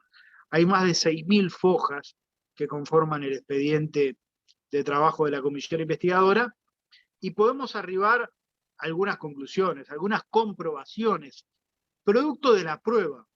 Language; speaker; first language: Spanish; native; Spanish